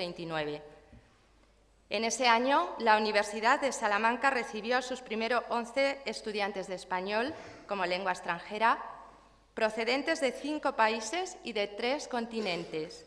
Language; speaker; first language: Spanish; native; Spanish